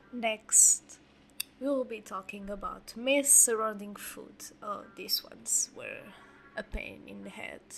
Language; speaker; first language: English; non-native, fluent; Portuguese